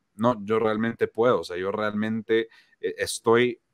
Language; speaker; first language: Spanish; native; Spanish